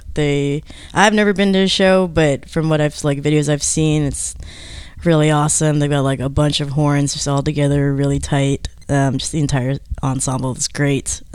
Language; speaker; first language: English; native; English